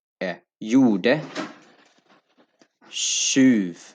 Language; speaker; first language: Swedish; non-native, fluent; Urdu